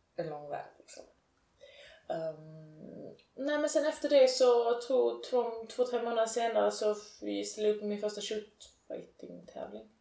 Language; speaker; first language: Swedish; early bilingual, other home language; Persian